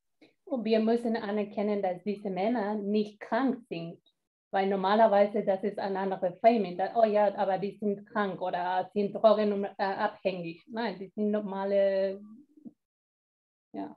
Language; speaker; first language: German; non-native, fluent; Spanish